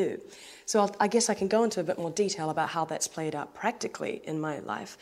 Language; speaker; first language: English; native; English